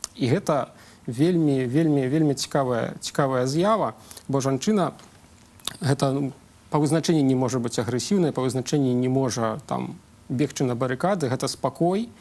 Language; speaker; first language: Belarusian; non-native, local second language; Russian